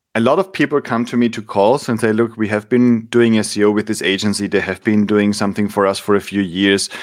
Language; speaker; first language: English; non-native, fluent; German